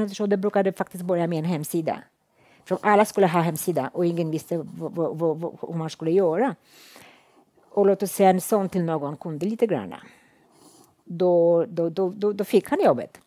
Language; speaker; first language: Swedish; non-native, fluent; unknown